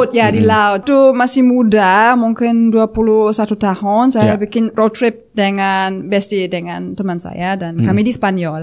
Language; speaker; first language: Indonesian; non-native, fluent; German